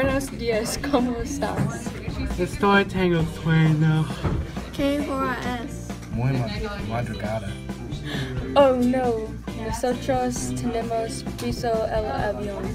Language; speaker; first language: Spanish; non-native, learner; English